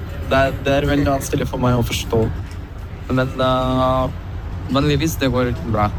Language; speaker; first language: Norwegian; non-native, learner; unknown